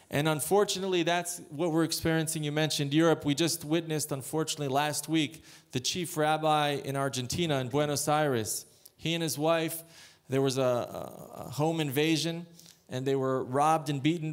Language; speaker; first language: English; native; English